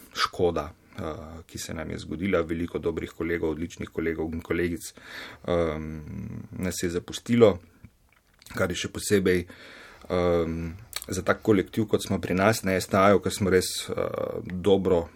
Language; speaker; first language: Slovenian; native; Slovenian